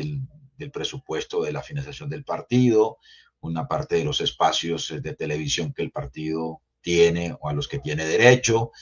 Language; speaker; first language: Spanish; native; Spanish